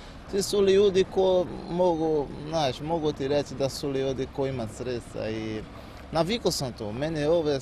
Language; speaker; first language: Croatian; non-native, learner; Portuguese